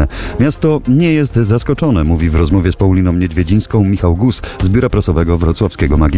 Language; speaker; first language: Polish; native; Polish